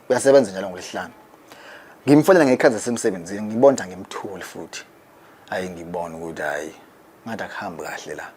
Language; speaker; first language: Zulu; native; Zulu